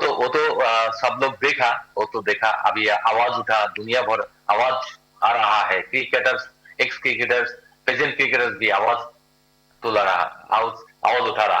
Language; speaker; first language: Hindi; non-native, learner; Bangla